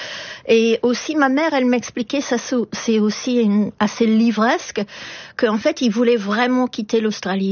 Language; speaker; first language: French; non-native, fluent; English